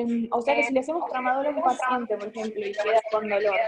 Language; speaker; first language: Spanish; native; Spanish